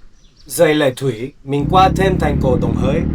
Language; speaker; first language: Vietnamese; non-native, fluent; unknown